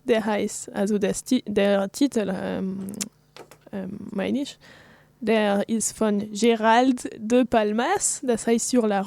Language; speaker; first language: German; non-native, fluent; French